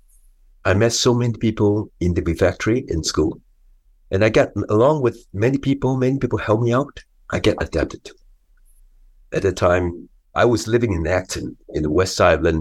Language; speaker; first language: English; non-native, local second language; Cantonese